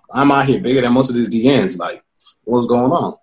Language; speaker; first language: English; non-native, local second language; Yoruba